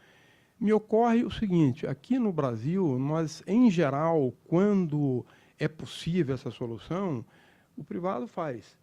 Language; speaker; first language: Portuguese; native; Portuguese